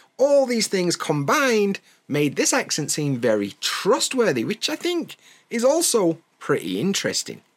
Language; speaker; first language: English; native; English